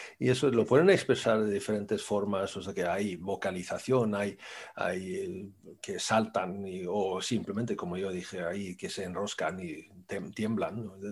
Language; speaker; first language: Spanish; non-native, fluent; Swedish